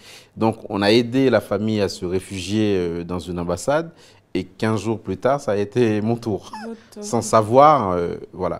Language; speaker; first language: French; non-native, local second language; Haitian Creole